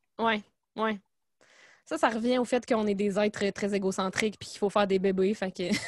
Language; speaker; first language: French; native; French